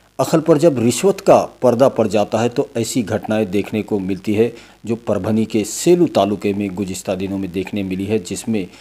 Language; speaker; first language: Hindi; non-native, local second language; Urdu